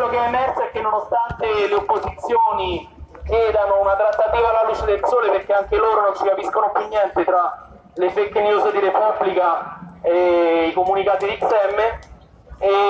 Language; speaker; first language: Italian; native; Italian